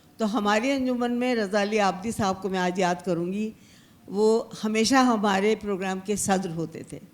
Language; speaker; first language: Urdu; native; Urdu